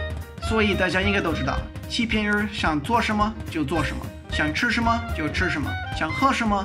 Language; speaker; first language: Chinese; non-native, fluent; English